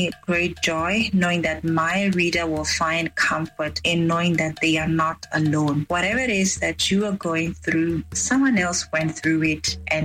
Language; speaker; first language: English; non-native, local second language; Tswana